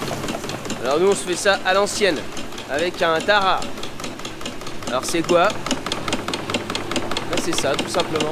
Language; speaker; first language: French; native; French